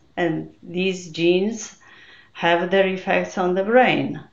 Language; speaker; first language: English; non-native, fluent; Polish